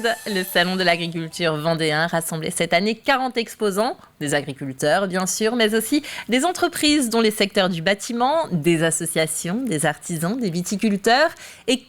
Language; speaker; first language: French; native; French